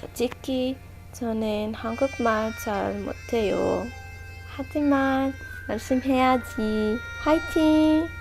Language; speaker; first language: Korean; non-native, learner; Arabic